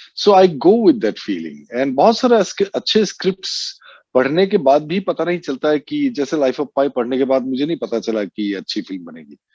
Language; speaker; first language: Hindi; non-native, local second language; Assamese